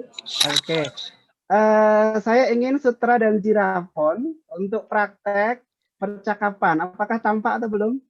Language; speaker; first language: Indonesian; native; Indonesian